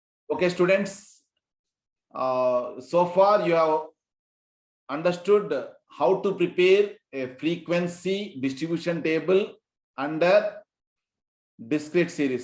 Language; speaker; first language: English; non-native, local second language; Telugu